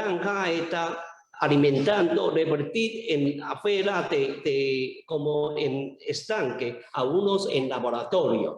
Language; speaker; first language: Spanish; non-native, learner; Chinese